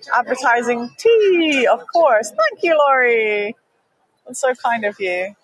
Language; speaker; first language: English; native; English